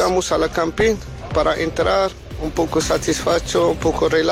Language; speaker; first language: Spanish; non-native, learner; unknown